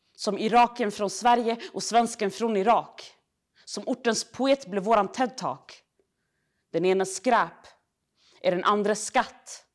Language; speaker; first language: Swedish; early bilingual, other home language; Arabic